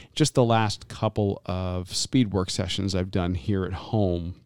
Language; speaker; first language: English; native; English